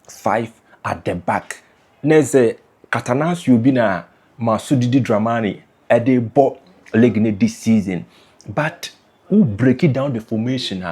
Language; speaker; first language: English; non-native, local second language; Akan